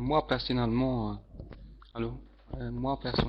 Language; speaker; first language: French; non-native, learner; Arabic